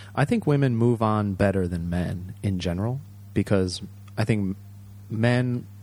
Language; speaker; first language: English; early bilingual, other home language; Japanese